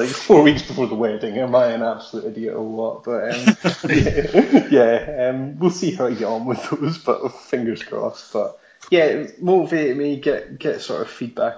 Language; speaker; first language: English; native; English